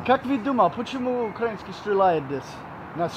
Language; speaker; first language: Russian; non-native, learner; English